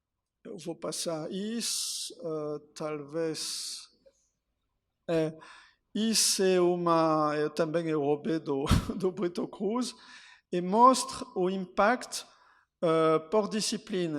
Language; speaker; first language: Portuguese; non-native, fluent; French